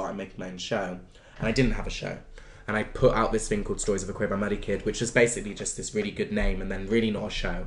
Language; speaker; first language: English; native; English